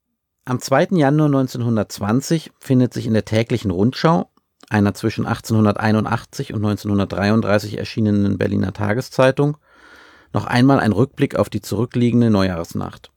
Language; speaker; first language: German; native; German